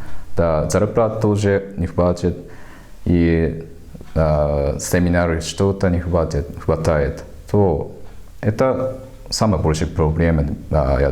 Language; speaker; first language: Russian; non-native, learner; Japanese